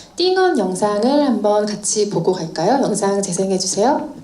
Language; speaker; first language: Korean; native; Korean